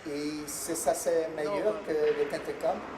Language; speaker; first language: French; non-native, learner; Dutch